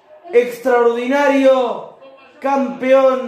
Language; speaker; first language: Spanish; native; Spanish